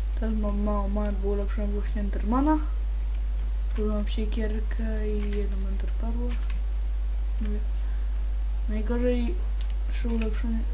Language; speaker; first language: Polish; native; Polish